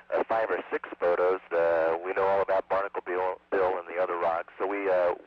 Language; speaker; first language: English; native; English